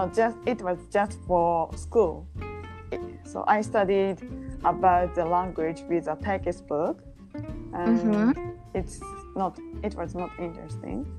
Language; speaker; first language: English; non-native, learner; Japanese